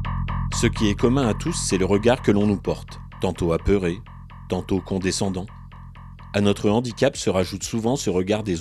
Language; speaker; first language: French; native; French